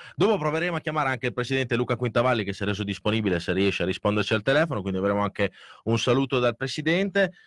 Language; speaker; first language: Italian; native; Italian